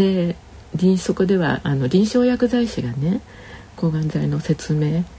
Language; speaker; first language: Japanese; native; Japanese